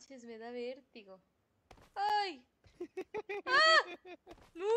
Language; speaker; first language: Spanish; native; Spanish